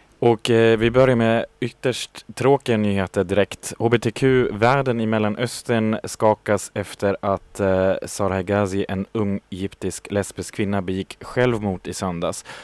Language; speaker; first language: Swedish; non-native, fluent; German